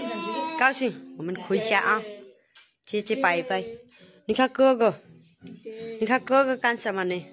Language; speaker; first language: Chinese; non-native, learner; Nepali